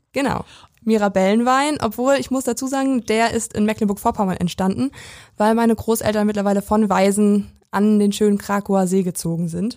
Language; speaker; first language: German; native; German